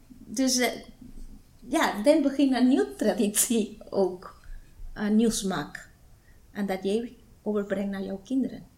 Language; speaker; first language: Dutch; non-native, fluent; Spanish